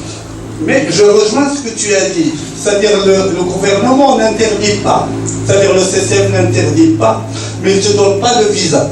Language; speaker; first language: French; non-native, local second language; Arabic